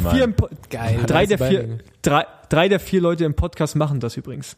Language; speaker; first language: German; native; German